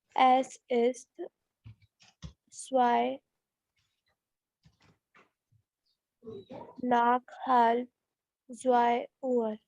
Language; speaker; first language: German; non-native, learner; Hindi